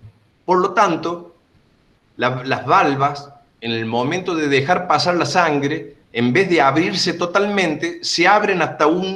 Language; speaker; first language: Spanish; native; Spanish